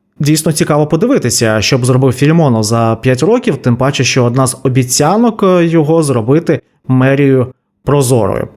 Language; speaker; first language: Ukrainian; native; Ukrainian